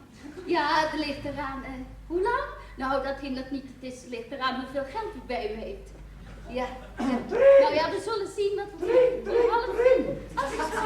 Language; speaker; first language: Dutch; native; Dutch